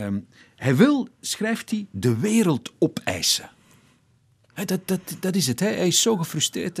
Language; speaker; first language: Dutch; native; Dutch